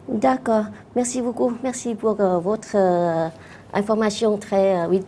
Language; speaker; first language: French; non-native, fluent; Vietnamese